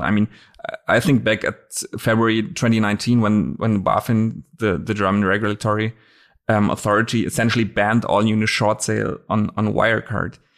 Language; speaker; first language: English; non-native, fluent; German